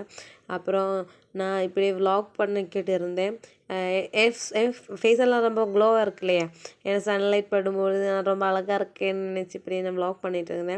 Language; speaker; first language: Tamil; non-native, local second language; Malayalam